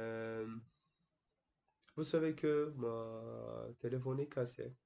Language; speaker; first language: French; non-native, learner; Turkish